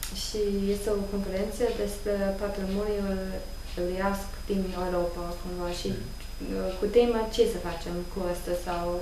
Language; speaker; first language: Romanian; non-native, learner; English